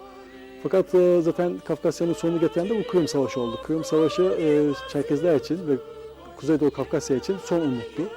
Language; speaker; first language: Turkish; native; Turkish